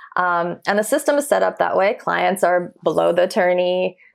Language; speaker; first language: English; early bilingual, other home language; German